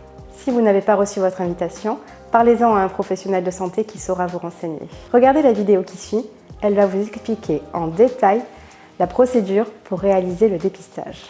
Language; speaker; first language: French; native; French